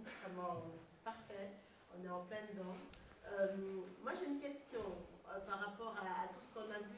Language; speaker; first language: French; native; French